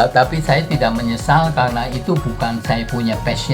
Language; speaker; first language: Indonesian; non-native, local second language; Dutch